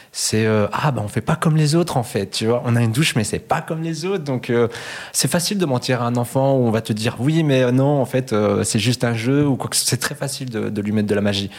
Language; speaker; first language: French; early bilingual, other home language; Spanish